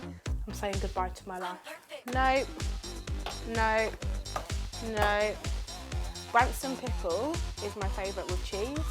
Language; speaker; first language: English; native; English